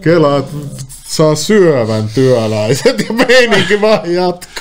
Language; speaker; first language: Finnish; native; Finnish